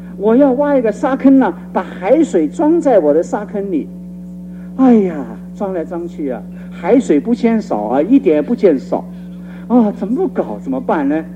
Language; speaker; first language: Chinese; non-native, local second language; Cantonese